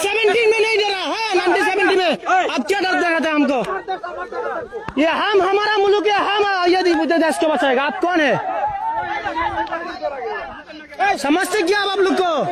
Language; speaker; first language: Hindi; non-native, learner; Bangla